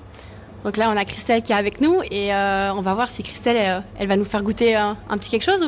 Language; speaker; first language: French; native; French